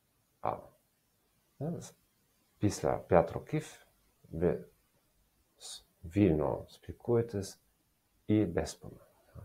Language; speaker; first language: Ukrainian; non-native, learner; German